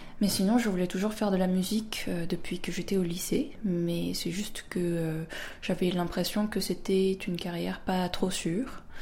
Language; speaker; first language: French; early bilingual, other home language; Korean